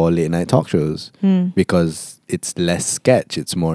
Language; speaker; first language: English; non-native, local second language; Malay